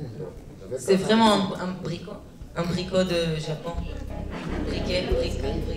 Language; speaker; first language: French; non-native, learner; Hebrew